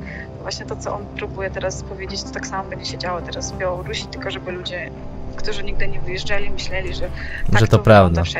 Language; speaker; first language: Polish; non-native, fluent; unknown